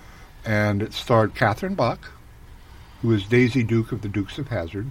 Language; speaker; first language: English; native; English